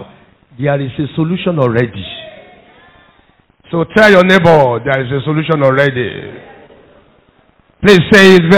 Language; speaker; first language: English; non-native, local second language; Yoruba